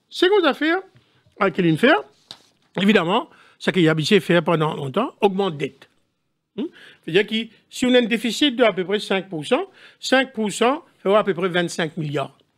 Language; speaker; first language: French; non-native, local second language; Morisyen